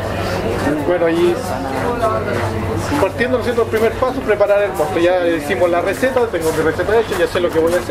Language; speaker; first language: Spanish; native; Spanish